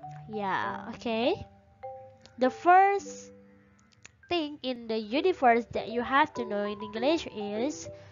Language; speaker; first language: English; non-native, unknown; Indonesian